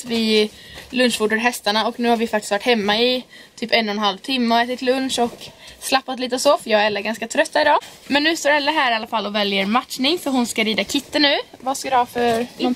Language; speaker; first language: Swedish; native; Swedish